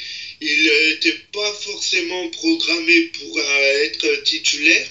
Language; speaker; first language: French; native; French